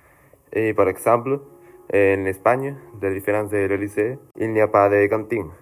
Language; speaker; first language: French; non-native, learner; Spanish